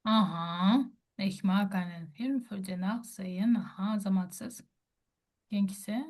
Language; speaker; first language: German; non-native, fluent; Kyrgyz